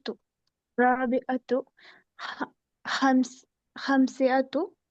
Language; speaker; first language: Arabic; non-native, learner; Urdu